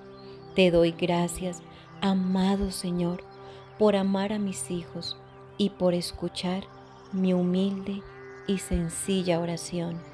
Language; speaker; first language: Spanish; native; Spanish